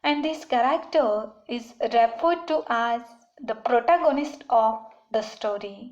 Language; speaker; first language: English; non-native, local second language; Marathi